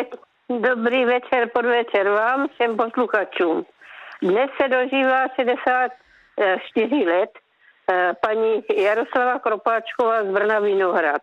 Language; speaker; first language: Czech; native; Czech